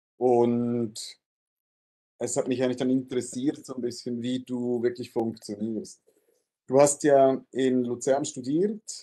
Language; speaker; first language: German; native; German